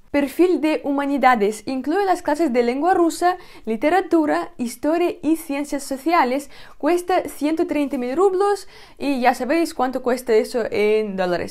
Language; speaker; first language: Spanish; non-native, fluent; Russian